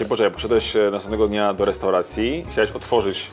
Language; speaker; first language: Polish; native; Polish